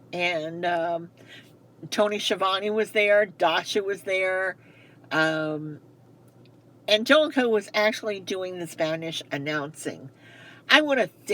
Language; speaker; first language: English; native; English